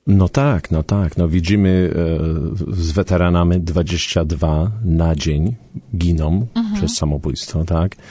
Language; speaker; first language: Polish; early bilingual, heritage; Polish